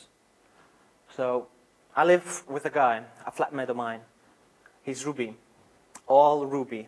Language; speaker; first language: English; non-native, fluent; Icelandic